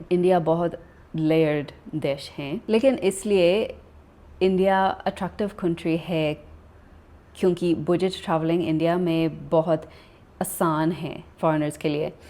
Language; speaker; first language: Hindi; non-native, learner; English